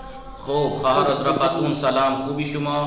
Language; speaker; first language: Persian; non-native, fluent; Urdu